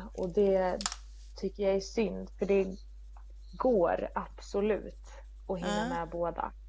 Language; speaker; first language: Swedish; native; Swedish